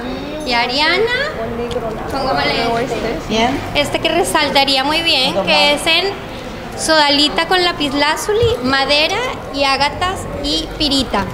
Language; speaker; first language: Spanish; native; Spanish